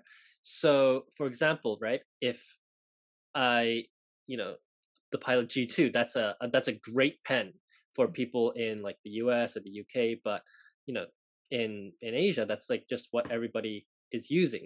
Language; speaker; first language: English; non-native, local second language; Cantonese